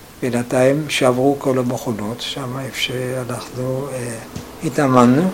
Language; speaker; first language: Hebrew; non-native, fluent; German